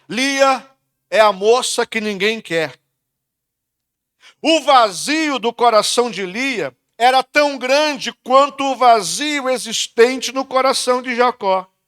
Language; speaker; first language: Portuguese; native; Portuguese